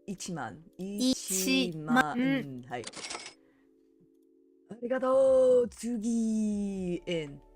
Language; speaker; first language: Japanese; non-native, learner; English